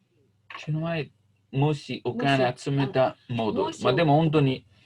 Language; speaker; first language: Japanese; non-native, learner; Italian